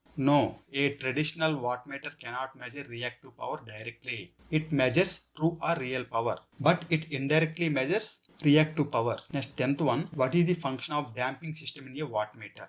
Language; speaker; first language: English; non-native, local second language; Telugu